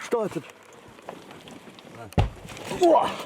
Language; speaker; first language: Russian; non-native, learner; English